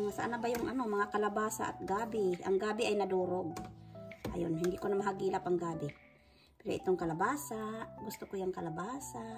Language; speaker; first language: Filipino; non-native, local second language; Cebuano